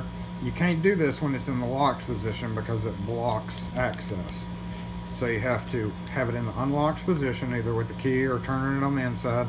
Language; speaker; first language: English; native; English